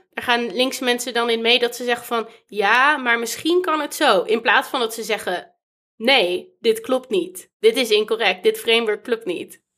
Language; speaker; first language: Dutch; native; Dutch